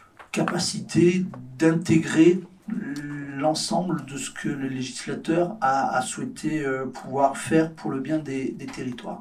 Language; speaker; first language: French; native; French